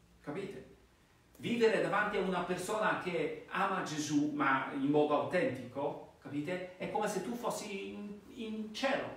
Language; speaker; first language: Italian; non-native, fluent; Polish